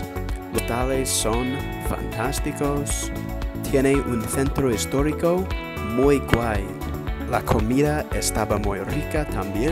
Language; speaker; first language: Spanish; non-native, fluent; English